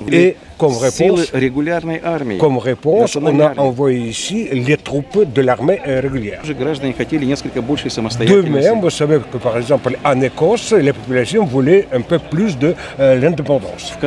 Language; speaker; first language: French; non-native, fluent; Russian